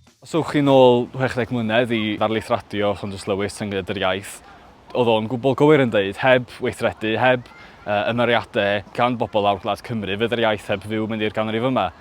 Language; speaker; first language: Welsh; native; Welsh